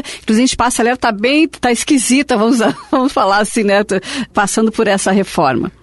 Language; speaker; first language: Portuguese; native; Portuguese